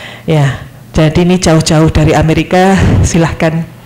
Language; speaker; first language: Indonesian; native; Indonesian